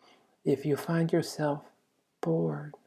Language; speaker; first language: English; native; English